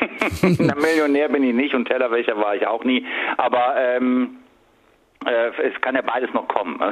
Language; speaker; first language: German; native; German